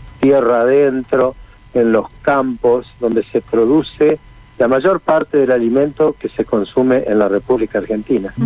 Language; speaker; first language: Spanish; native; Spanish